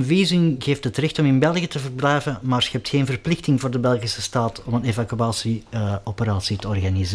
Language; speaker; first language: Dutch; native; Dutch